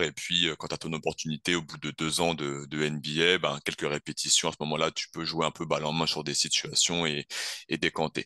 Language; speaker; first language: French; native; French